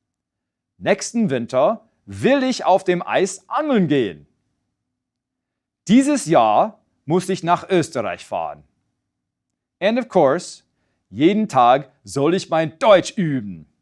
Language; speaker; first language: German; non-native, fluent; English